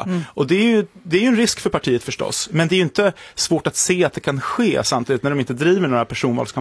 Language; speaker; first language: Swedish; native; Swedish